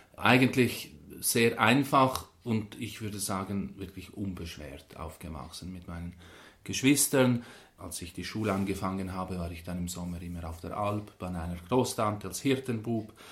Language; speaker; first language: German; non-native, local second language; Italian